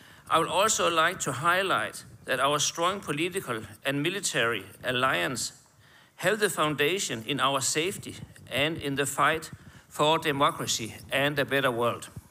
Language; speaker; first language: English; non-native, fluent; Danish